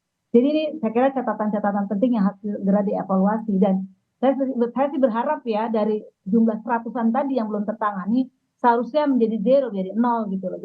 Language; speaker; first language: Indonesian; native; Indonesian